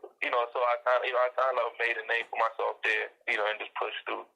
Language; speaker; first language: English; native; English